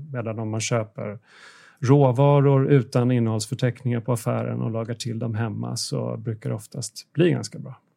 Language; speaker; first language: Swedish; native; Swedish